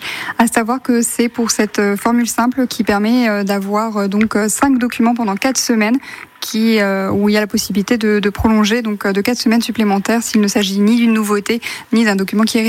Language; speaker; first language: French; native; French